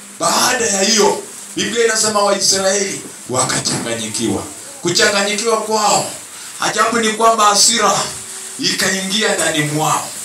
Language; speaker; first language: Swahili; non-native, local second language; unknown